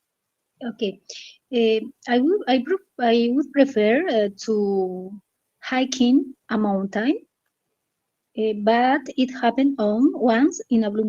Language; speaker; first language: English; non-native, learner; Spanish